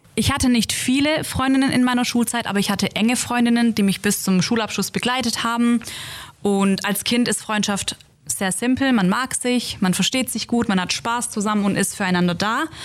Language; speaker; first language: German; native; German